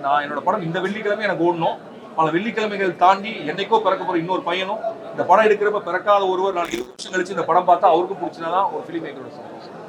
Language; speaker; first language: Tamil; native; Tamil